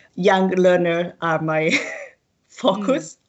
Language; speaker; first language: English; non-native, fluent; Italian